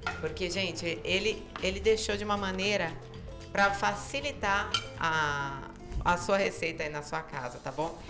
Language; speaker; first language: Portuguese; native; Portuguese